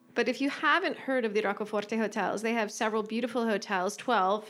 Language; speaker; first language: English; native; English